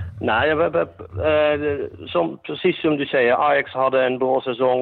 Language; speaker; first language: Swedish; non-native, fluent; Dutch